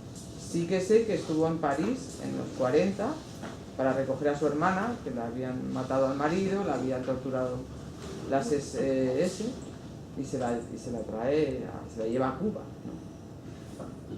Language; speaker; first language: Spanish; native; Spanish